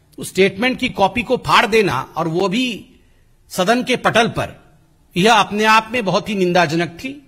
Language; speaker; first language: Hindi; non-native, local second language; Odia